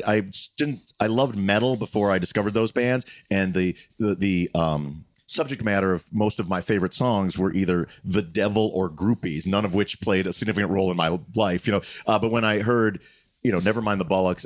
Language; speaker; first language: English; native; English